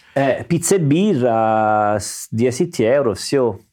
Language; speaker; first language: Russian; non-native, learner; Italian